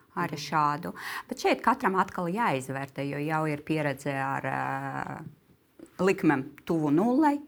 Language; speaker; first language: Latvian; non-native, local second language; Russian